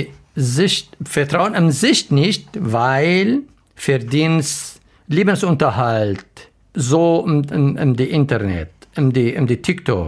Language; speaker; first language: German; non-native, learner; Arabic